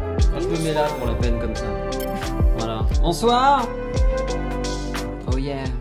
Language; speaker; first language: French; native; French